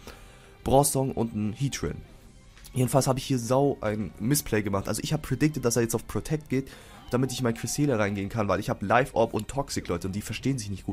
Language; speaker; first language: German; native; German